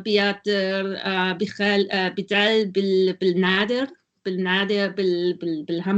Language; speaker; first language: Arabic; non-native, learner; German